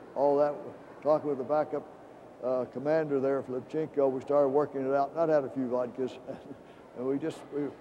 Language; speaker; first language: English; native; English